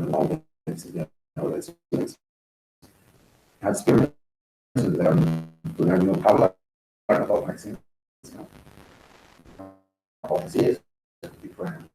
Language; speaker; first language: English; non-native, learner; Spanish